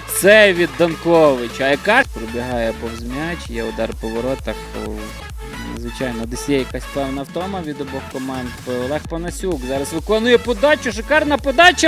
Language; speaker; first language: Ukrainian; native; Ukrainian